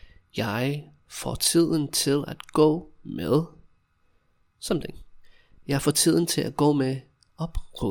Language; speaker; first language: Danish; non-native, fluent; English